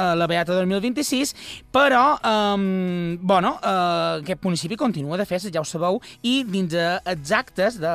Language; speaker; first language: Catalan; native; Catalan